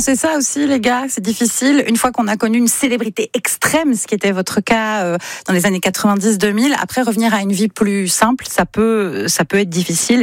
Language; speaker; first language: French; native; French